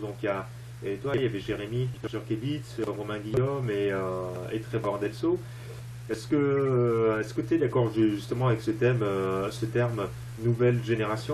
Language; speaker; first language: French; native; French